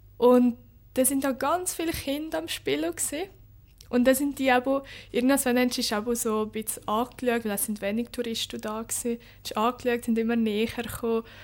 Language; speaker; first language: German; early bilingual, other home language; Bosnian